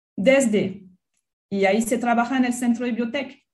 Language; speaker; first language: Spanish; non-native, fluent; French